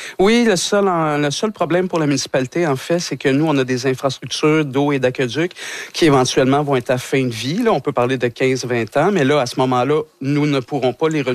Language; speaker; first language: French; native; French